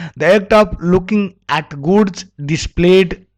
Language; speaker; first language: English; non-native, local second language; Nepali